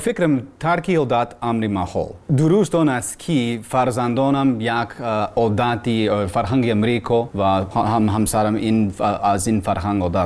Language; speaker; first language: Persian; non-native, learner; English